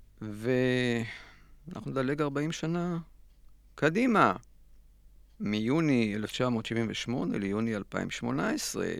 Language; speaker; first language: Hebrew; native; Hebrew